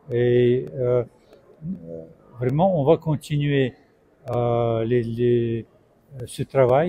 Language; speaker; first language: French; non-native, fluent; Russian